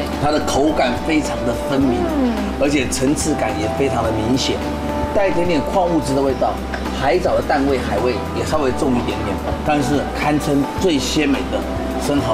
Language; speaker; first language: Chinese; native; Chinese